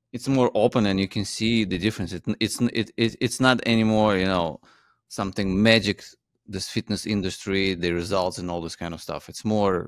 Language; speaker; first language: English; non-native, fluent; Uzbek